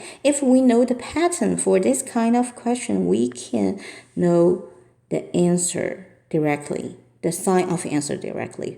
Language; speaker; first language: English; non-native, fluent; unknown